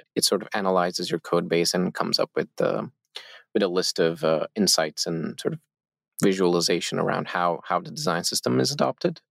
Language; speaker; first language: English; non-native, fluent; Turkish